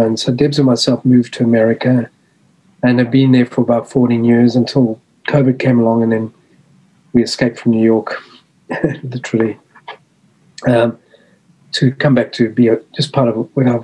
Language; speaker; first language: English; native; English